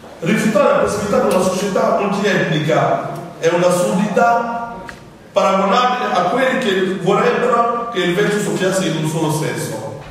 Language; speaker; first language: Italian; non-native, fluent; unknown